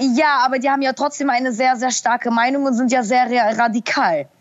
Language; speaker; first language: German; early bilingual, other home language; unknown